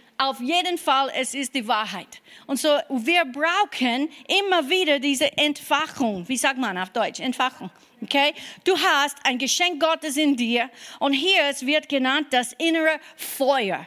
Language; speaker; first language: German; non-native, fluent; English